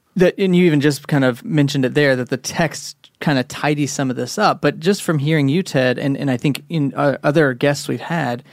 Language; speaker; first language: English; native; English